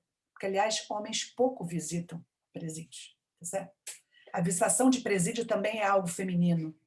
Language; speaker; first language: Portuguese; native; Portuguese